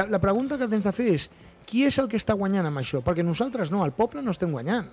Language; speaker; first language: Catalan; non-native, local second language; Spanish